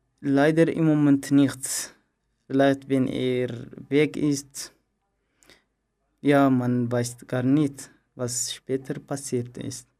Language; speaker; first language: German; non-native, learner; Tigrinya